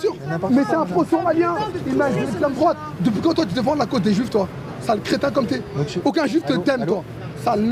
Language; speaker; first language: French; native; French